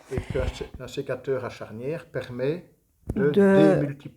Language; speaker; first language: French; native; French